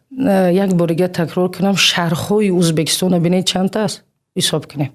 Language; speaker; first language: Tajik; native; Tajik